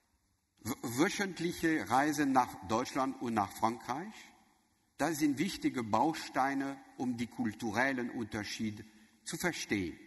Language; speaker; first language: German; non-native, learner; French